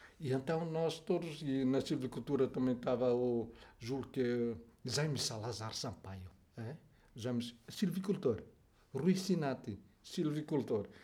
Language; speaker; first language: Portuguese; non-native, local second language; Tetum